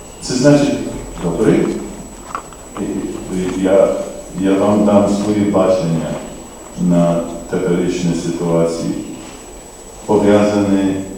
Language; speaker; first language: Ukrainian; non-native, fluent; English